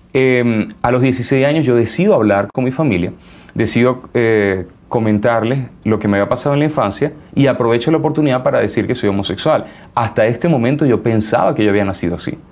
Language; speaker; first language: Spanish; native; Spanish